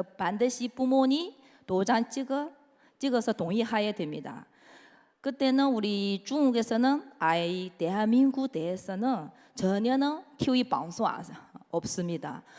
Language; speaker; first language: Korean; non-native, fluent; Chinese